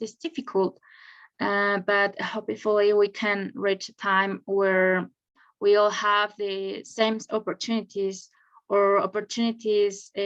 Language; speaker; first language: English; non-native, learner; Spanish